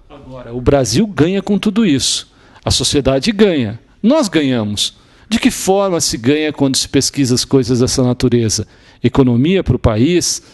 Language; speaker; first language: Portuguese; native; Portuguese